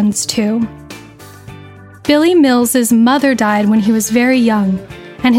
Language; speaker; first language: English; native; English